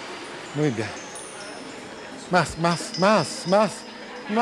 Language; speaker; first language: Spanish; non-native, learner; Italian